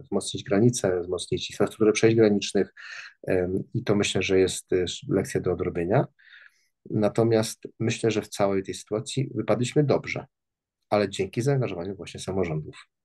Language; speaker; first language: Polish; native; Polish